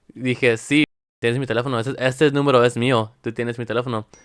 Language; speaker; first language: Spanish; early bilingual, heritage; Spanish